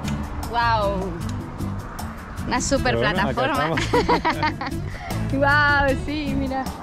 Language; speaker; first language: Spanish; native; Spanish